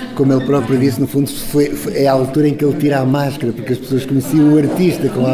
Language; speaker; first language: Portuguese; native; Portuguese